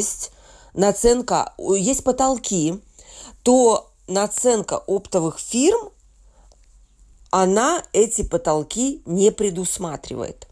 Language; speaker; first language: Russian; native; Russian